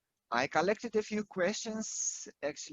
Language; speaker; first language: English; non-native, fluent; Russian